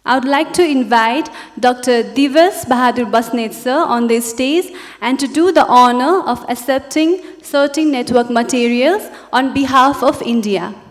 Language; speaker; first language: English; non-native, local second language; Nepali